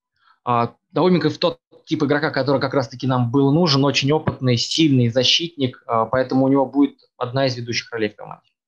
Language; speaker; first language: Russian; native; Russian